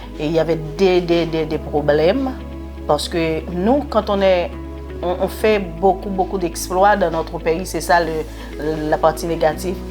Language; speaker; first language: French; non-native, local second language; Haitian Creole